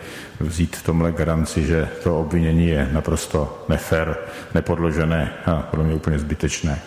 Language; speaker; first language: Czech; native; Czech